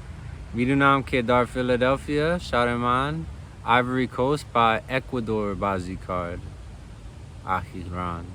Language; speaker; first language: Persian; non-native, fluent; English